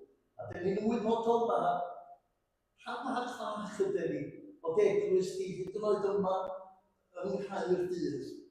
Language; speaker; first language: Welsh; native; Welsh